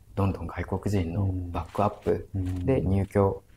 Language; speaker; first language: Japanese; non-native, fluent; Indonesian